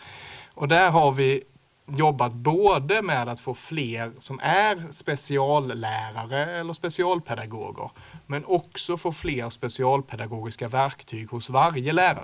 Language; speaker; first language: Swedish; native; Swedish